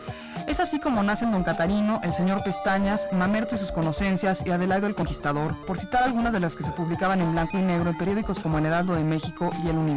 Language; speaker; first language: Spanish; native; Spanish